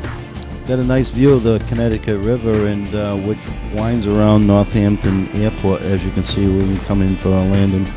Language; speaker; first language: English; native; English